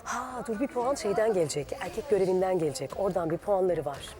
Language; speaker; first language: Turkish; native; Turkish